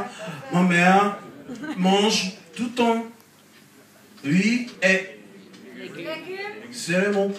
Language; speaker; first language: French; non-native, learner; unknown